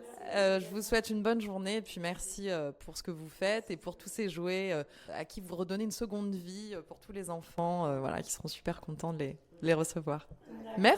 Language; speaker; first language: French; native; French